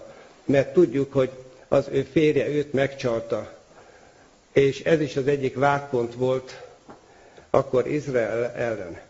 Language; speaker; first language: Hungarian; native; Hungarian